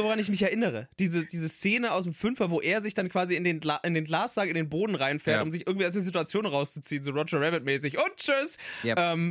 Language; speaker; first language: German; native; German